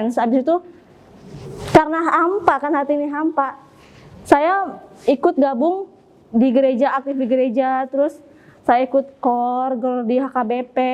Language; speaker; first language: Indonesian; native; Indonesian